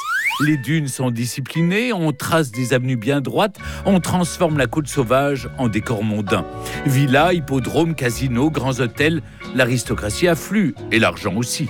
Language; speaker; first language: French; native; French